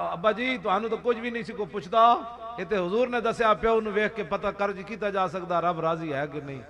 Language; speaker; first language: Urdu; non-native, local second language; Punjabi